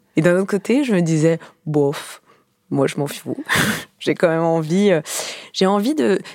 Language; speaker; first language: French; native; French